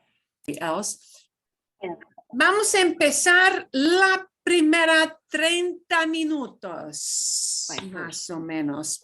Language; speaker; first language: Spanish; non-native, fluent; English